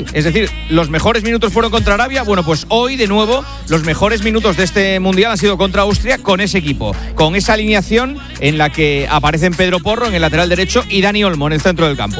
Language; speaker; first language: Spanish; native; Spanish